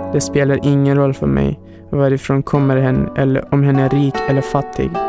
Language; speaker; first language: Swedish; non-native, fluent; Hazaragi